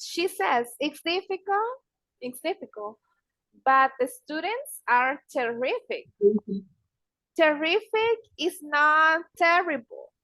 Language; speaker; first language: English; non-native, fluent; Spanish